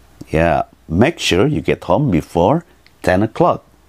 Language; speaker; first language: English; non-native, fluent; Indonesian